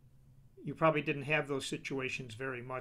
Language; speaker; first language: English; native; English